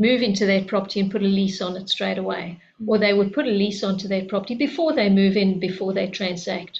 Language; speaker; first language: English; native; English